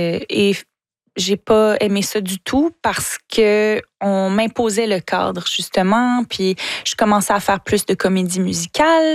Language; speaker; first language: French; native; French